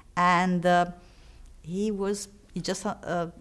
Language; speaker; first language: English; non-native, fluent; Italian